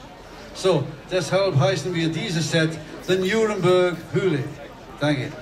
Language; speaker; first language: German; non-native, learner; English